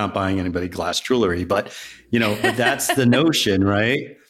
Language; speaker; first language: English; native; English